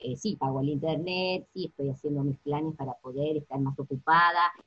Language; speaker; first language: Spanish; native; Spanish